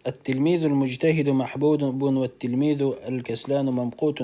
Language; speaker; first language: Arabic; non-native, fluent; Uzbek